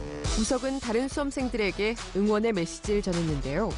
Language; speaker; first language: Korean; native; Korean